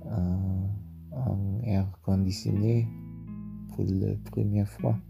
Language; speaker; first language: French; non-native, learner; German